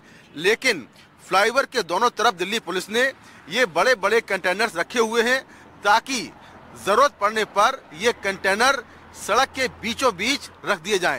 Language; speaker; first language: Hindi; native; Hindi